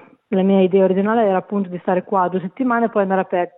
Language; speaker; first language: Italian; native; Italian